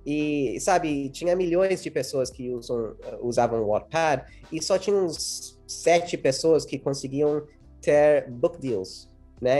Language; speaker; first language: Portuguese; early bilingual, heritage; English